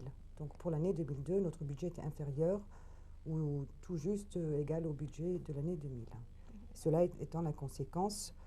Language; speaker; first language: French; native; French